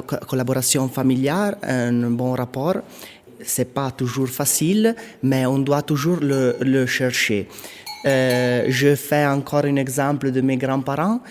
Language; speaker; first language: French; non-native, local second language; Italian